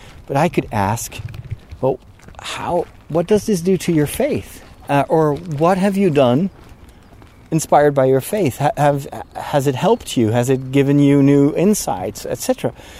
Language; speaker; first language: English; non-native, fluent; Dutch